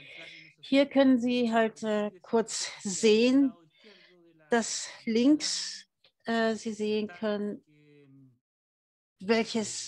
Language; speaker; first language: German; early bilingual, heritage; German